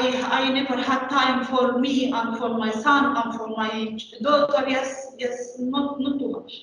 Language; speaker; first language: English; non-native, learner; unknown